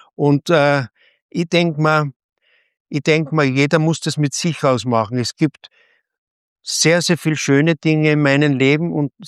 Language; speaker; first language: German; native; German